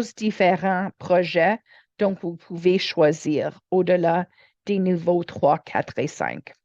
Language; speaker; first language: French; non-native, learner; English